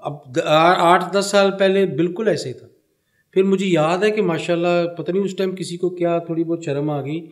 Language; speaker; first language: Urdu; early bilingual, heritage; Punjabi